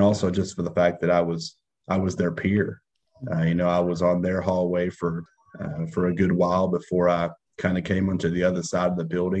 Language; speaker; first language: English; native; English